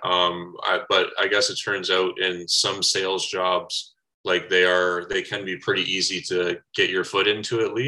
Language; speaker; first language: English; native; English